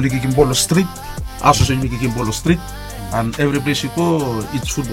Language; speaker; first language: English; non-native, local second language; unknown